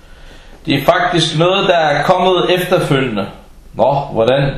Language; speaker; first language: Danish; early bilingual, other home language; Arabic